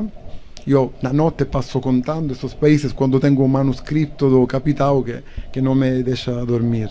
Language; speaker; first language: Portuguese; non-native, learner; Italian